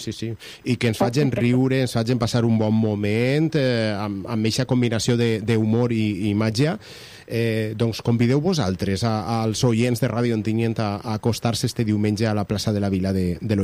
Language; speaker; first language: Catalan; native; Catalan